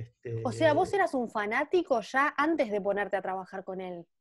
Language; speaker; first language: Spanish; native; Spanish